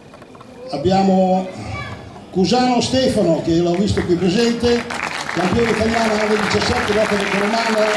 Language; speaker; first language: Italian; native; Italian